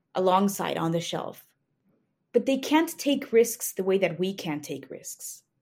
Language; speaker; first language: English; non-native, fluent; Spanish